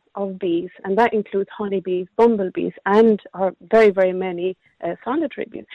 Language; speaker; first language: English; non-native, fluent; Swedish